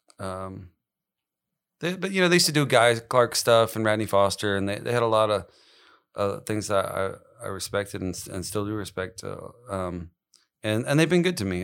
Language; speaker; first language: English; native; English